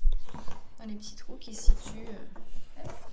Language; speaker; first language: French; native; French